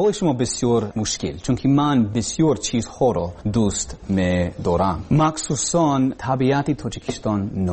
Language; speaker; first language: Persian; non-native, learner; English